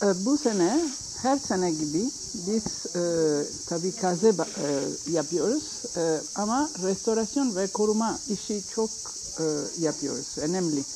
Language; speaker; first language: Turkish; non-native, learner; Italian